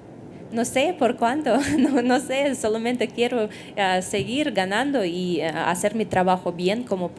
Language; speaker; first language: Spanish; non-native, fluent; Russian